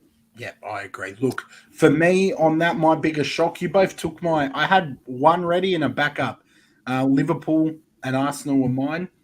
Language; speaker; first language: English; native; English